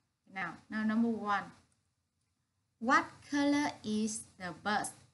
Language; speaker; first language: English; non-native, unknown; Vietnamese